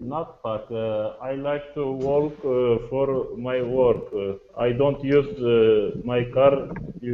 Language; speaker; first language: English; non-native, learner; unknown